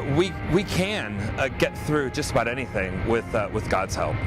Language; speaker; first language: English; native; English